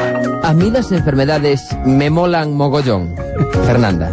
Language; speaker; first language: Spanish; native; Spanish